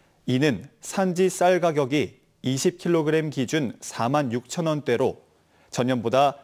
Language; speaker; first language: Korean; native; Korean